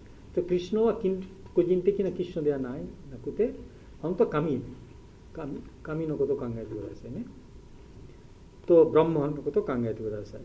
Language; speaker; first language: Japanese; non-native, learner; Bangla